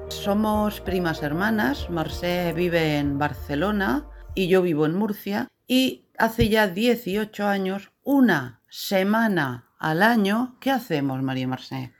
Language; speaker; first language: Spanish; native; Spanish